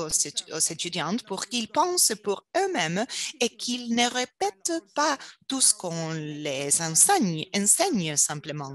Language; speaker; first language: French; non-native, fluent; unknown